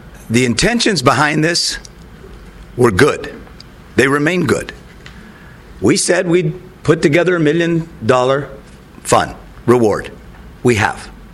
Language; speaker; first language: English; native; English